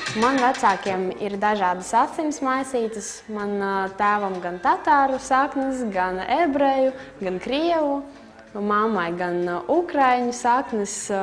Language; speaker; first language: Latvian; non-native, local second language; Russian